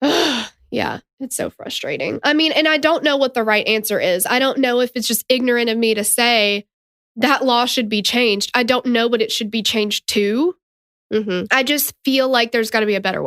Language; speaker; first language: English; native; English